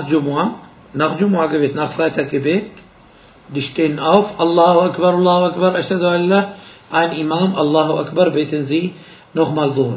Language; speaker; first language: German; non-native, fluent; Arabic